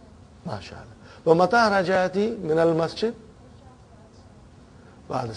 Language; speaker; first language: Arabic; non-native, fluent; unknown